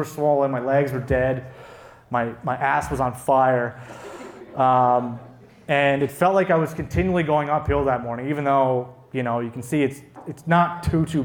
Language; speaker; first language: English; native; English